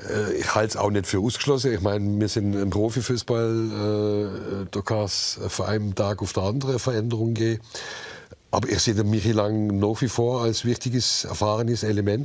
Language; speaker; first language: German; native; German